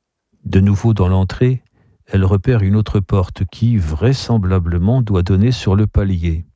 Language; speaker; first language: French; native; French